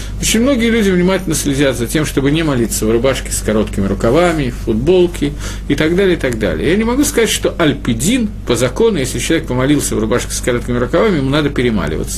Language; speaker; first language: Russian; native; Russian